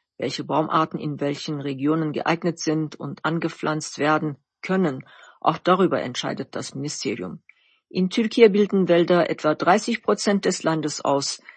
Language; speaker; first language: German; non-native, fluent; Turkish